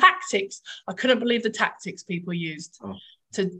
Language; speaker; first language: English; native; English